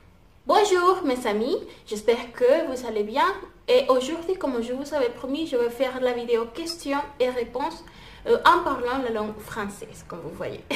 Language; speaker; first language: French; non-native, fluent; Spanish